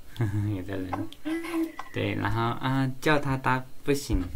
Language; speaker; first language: Chinese; native; Chinese